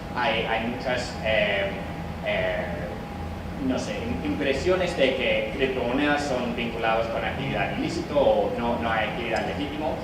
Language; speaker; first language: Spanish; non-native, fluent; English